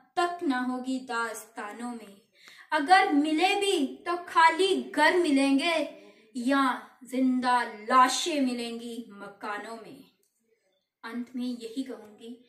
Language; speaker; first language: Hindi; non-native, local second language; Punjabi